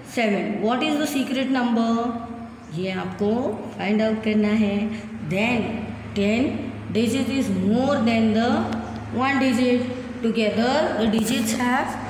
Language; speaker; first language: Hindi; non-native, local second language; Gujarati